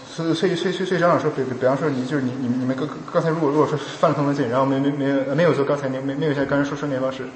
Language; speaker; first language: Chinese; native; Chinese